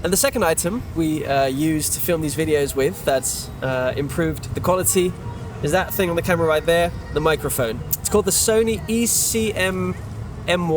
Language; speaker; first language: English; non-native, fluent; Dutch